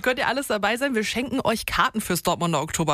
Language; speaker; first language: German; native; German